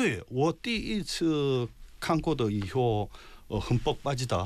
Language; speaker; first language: Chinese; non-native, learner; Korean